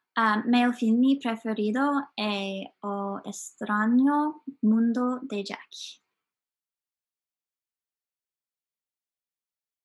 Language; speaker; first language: Italian; non-native, learner; English